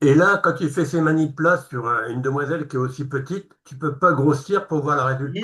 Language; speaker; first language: French; native; French